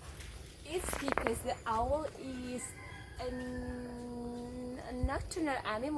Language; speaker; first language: English; non-native, learner; Indonesian